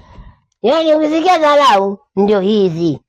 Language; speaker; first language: Swahili; native; Swahili